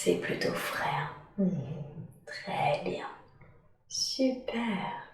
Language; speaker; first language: French; native; French